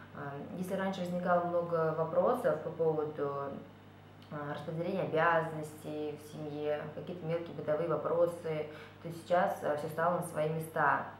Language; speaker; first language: Russian; native; Russian